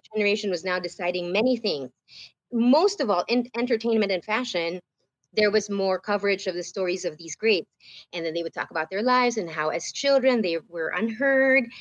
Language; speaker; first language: English; non-native, local second language; Filipino